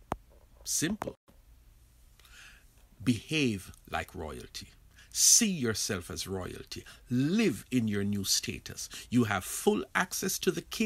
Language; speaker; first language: English; native; English